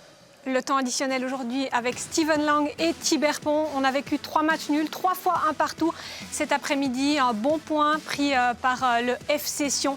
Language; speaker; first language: French; native; French